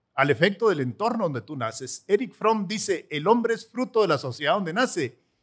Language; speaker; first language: Spanish; native; Spanish